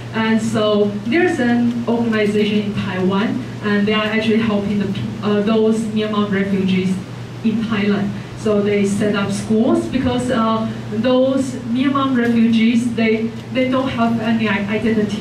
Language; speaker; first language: English; non-native, fluent; Chinese